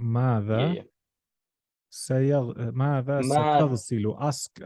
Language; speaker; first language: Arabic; non-native, fluent; English